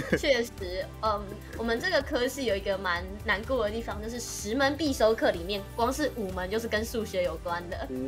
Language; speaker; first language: Chinese; native; Chinese